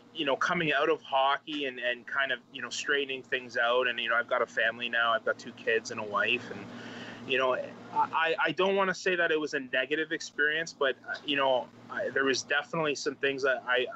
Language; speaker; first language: English; native; English